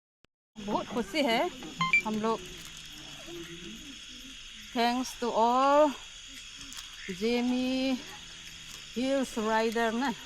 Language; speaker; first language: Hindi; non-native, local second language; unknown